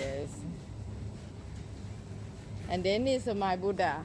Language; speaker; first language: English; non-native, learner; Thai